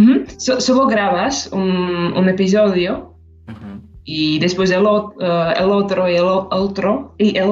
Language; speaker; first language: Spanish; non-native, fluent; Slovak